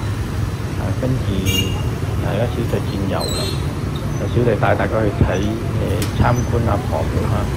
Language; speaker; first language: Chinese; early bilingual, heritage; Cantonese